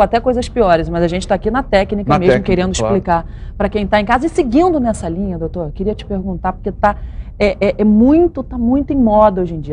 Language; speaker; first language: Portuguese; native; Portuguese